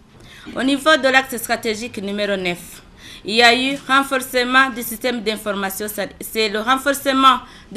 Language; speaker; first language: French; non-native, local second language; Rundi